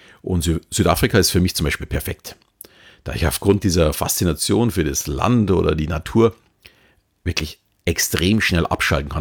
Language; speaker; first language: German; native; German